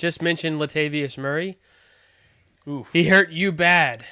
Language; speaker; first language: English; native; English